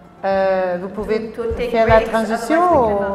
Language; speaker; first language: French; non-native, learner; Spanish